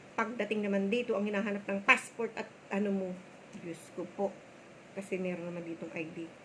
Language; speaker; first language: Filipino; non-native, local second language; Bikol